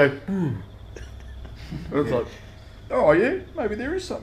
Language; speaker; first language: English; native; English